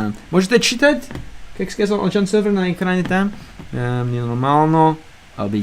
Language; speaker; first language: Russian; non-native, learner; English